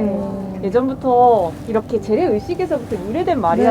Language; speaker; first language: Korean; native; Korean